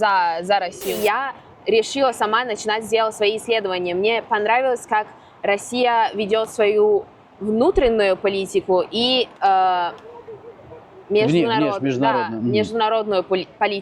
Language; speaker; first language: Russian; non-native, fluent; Italian